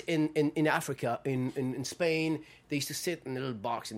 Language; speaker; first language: English; non-native, fluent; French